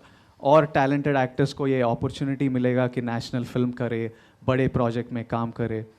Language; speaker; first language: Hindi; non-native, local second language; Telugu